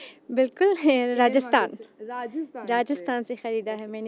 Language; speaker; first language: Hindi; non-native, learner; Persian